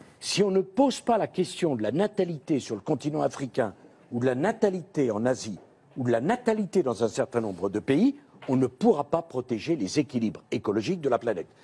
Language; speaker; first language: French; native; French